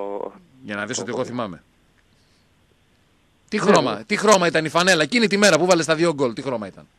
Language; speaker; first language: Greek; native; Greek